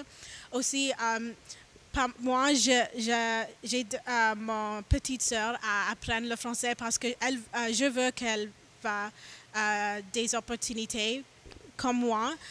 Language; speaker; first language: French; non-native, learner; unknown